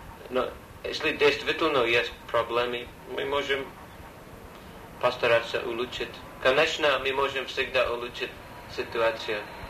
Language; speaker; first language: Russian; non-native, learner; English